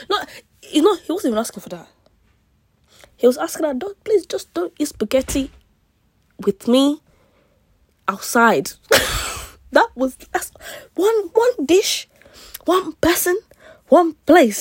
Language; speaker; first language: English; native; English